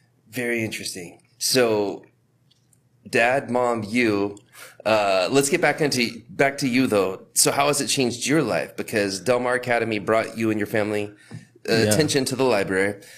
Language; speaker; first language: English; native; English